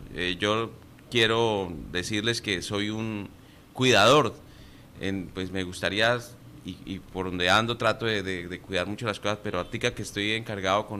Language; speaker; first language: Spanish; native; Spanish